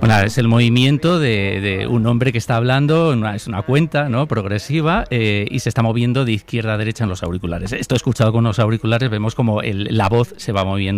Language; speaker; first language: Spanish; native; Spanish